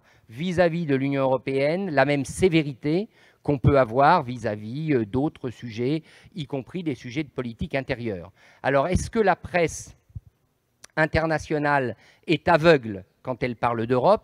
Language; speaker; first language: French; native; French